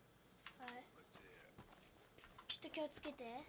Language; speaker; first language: Japanese; early bilingual, heritage; Japanese